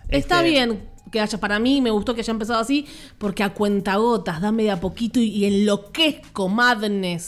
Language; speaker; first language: Spanish; native; Spanish